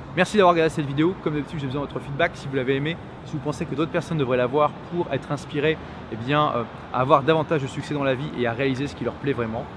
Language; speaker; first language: French; native; French